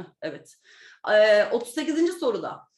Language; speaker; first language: Turkish; native; Turkish